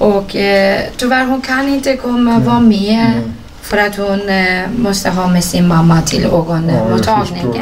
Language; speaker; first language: Swedish; non-native, fluent; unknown